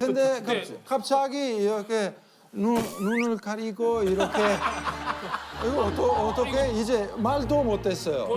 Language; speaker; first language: Korean; non-native, learner; Italian